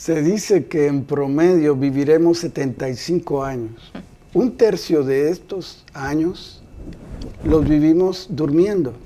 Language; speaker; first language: Spanish; native; Spanish